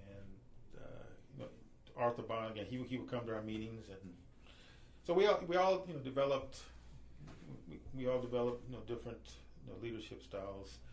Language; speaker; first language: English; native; English